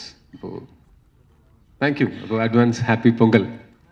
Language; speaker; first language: Tamil; non-native, learner; Malayalam